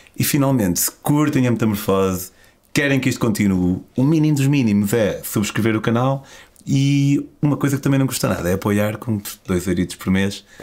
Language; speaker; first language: Portuguese; native; Portuguese